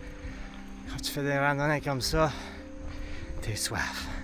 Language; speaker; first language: French; non-native, learner; English